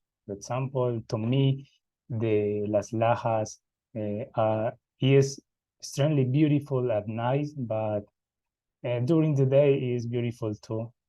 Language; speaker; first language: English; non-native, learner; Spanish